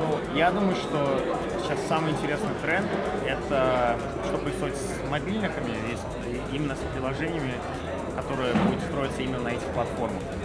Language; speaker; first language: Russian; early bilingual, heritage; Russian